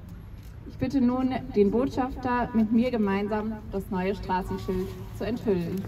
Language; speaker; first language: German; native; German